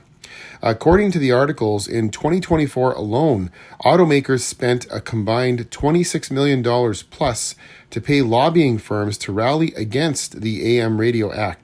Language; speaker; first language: English; native; English